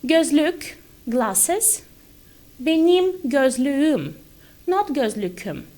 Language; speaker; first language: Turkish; non-native, fluent; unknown